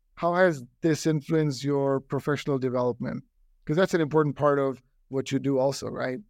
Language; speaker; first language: English; non-native, local second language; Hindi